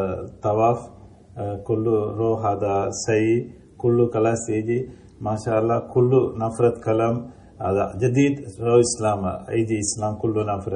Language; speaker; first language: Arabic; non-native, learner; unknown